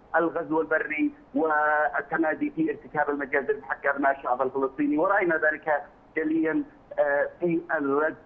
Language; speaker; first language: Arabic; native; Arabic